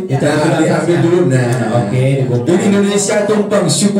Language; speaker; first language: Indonesian; native; Indonesian